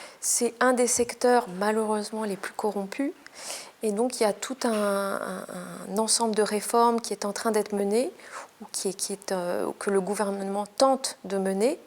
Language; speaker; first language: French; native; French